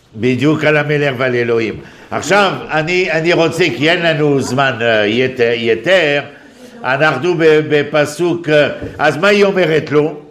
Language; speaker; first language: Hebrew; non-native, fluent; French